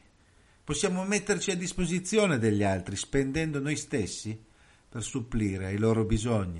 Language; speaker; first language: Italian; native; Italian